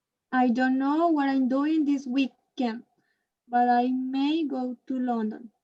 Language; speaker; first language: English; non-native, learner; Spanish